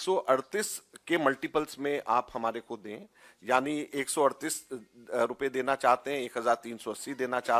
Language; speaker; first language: Hindi; native; Hindi